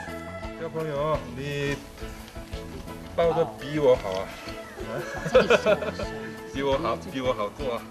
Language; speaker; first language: Chinese; non-native, learner; Korean